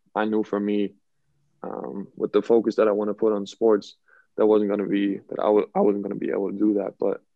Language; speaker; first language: English; non-native, fluent; German